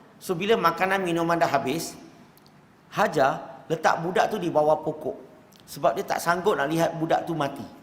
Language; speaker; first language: Malay; non-native, local second language; Chinese